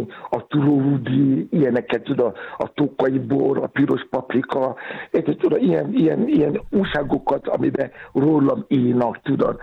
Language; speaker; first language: Hungarian; non-native, fluent; Yoruba